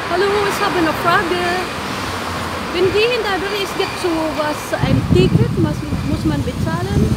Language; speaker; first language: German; non-native, learner; Filipino